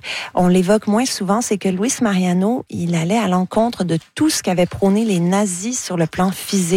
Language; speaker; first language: French; native; French